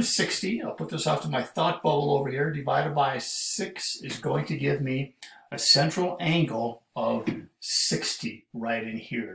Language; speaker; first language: English; native; English